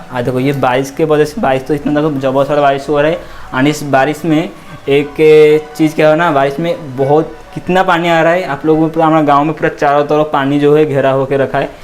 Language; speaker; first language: Hindi; non-native, local second language; Odia